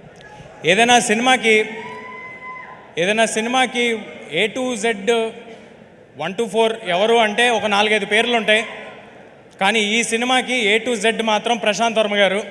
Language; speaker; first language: Telugu; native; Telugu